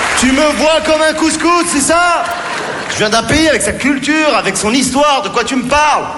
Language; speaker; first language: French; native; French